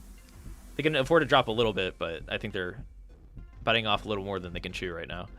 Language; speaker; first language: English; native; English